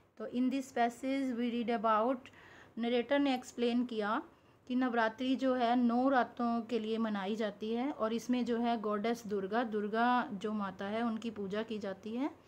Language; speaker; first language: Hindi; non-native, local second language; Punjabi